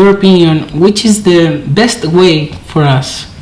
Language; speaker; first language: English; non-native, fluent; Spanish